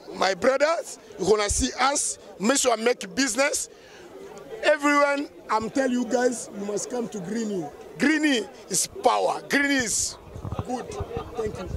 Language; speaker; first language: English; non-native, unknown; Lingala